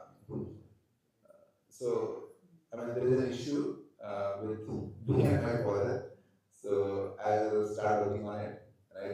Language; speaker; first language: English; non-native, local second language; Telugu